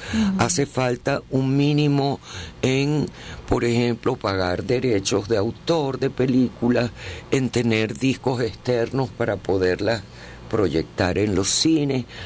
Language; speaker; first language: Spanish; early bilingual, other home language; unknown